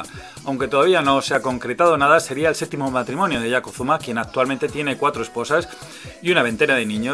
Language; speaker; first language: Spanish; native; Spanish